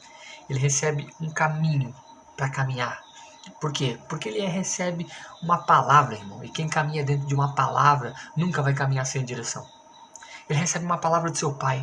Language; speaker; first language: Portuguese; native; Portuguese